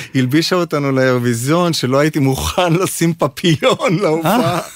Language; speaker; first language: Hebrew; native; Hebrew